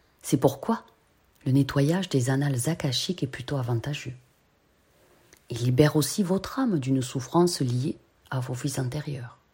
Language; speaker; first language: French; native; French